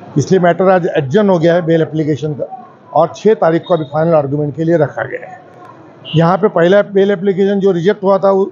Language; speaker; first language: Hindi; non-native, local second language; Marathi